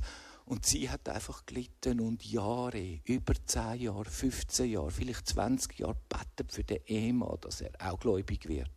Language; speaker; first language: German; native; German